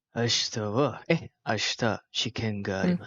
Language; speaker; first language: Japanese; non-native, learner; Malay